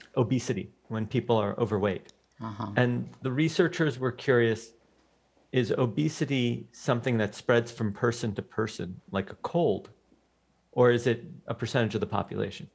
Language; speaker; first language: English; native; English